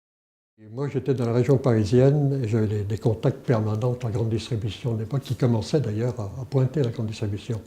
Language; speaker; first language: French; native; French